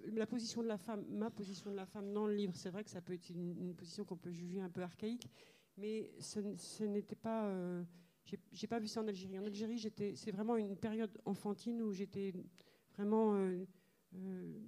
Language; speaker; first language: French; native; French